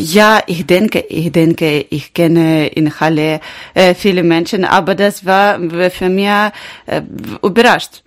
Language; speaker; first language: German; non-native, learner; Ukrainian